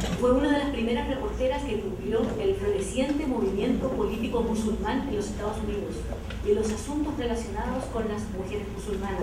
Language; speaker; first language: Spanish; native; Spanish